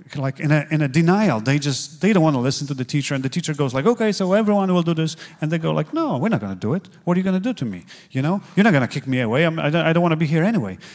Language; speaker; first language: English; non-native, fluent; Polish